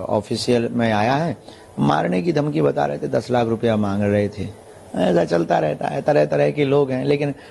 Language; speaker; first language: Hindi; native; Hindi